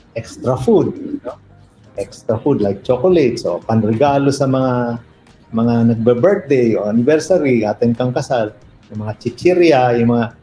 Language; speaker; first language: Filipino; non-native, local second language; Iloko